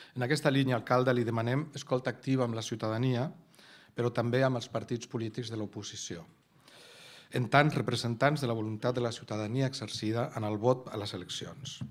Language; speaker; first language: Catalan; non-native, local second language; Spanish